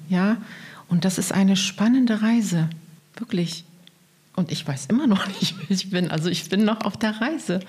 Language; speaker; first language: German; non-native, fluent; Arabic